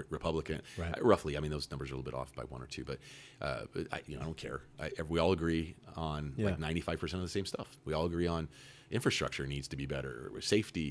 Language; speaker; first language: English; native; English